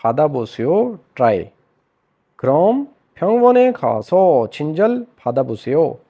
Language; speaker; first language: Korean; non-native, fluent; Urdu